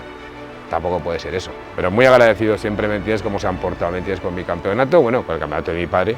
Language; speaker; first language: Spanish; native; Spanish